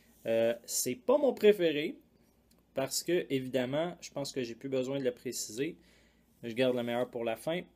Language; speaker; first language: French; native; French